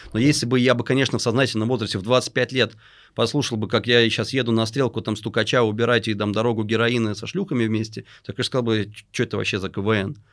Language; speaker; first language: Russian; native; Russian